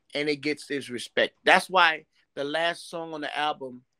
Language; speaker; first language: English; native; English